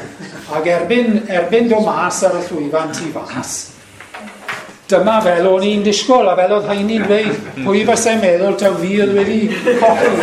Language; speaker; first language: Welsh; native; Welsh